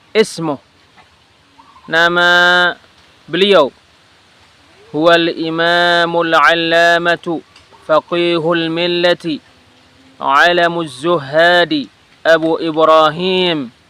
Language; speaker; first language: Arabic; non-native, fluent; Indonesian